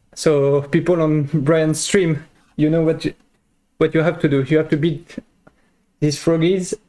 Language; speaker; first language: English; non-native, fluent; French